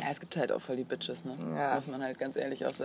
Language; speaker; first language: German; native; German